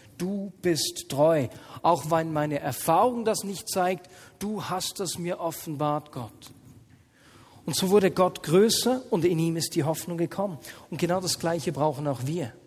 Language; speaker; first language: German; native; German